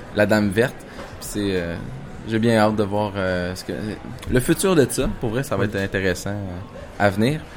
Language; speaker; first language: French; native; French